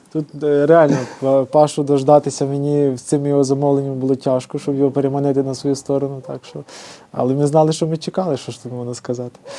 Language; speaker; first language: Ukrainian; native; Ukrainian